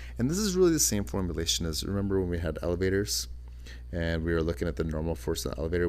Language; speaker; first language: English; native; English